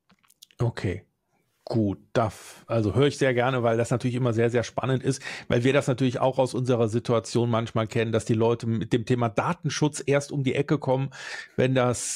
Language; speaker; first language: German; native; German